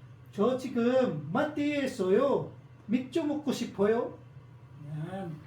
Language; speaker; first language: Korean; non-native, learner; Filipino